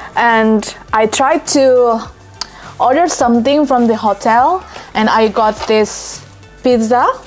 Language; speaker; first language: English; non-native, fluent; Indonesian